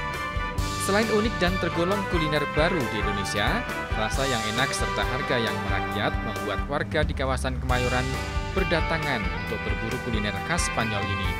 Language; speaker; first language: Indonesian; native; Indonesian